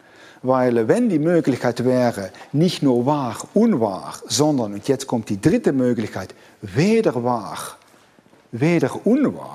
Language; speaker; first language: German; non-native, fluent; Dutch